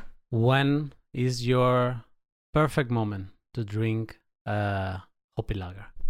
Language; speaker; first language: English; non-native, fluent; Catalan